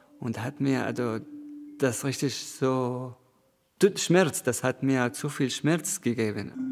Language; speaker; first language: German; non-native, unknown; Arabic